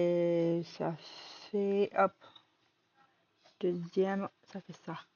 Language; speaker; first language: French; native; French